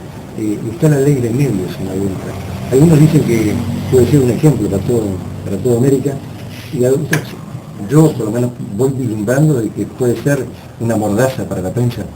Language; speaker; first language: Spanish; native; Spanish